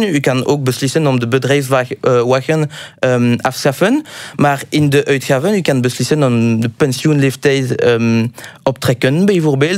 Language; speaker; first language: Dutch; non-native, local second language; French